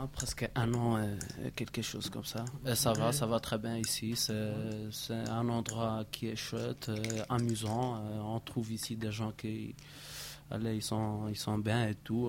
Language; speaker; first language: French; non-native, fluent; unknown